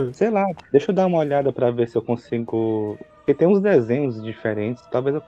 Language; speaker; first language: Portuguese; native; Portuguese